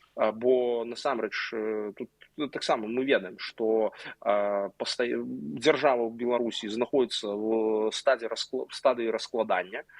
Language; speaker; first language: Belarusian; non-native, local second language; Russian